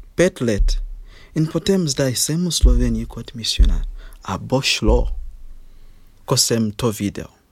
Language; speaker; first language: Slovenian; non-native, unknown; Ganda